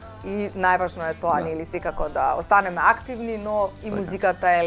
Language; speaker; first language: Macedonian; native; Macedonian